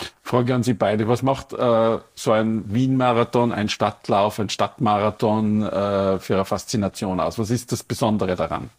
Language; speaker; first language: German; native; German